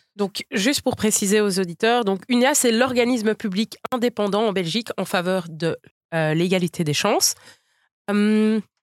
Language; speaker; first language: French; native; French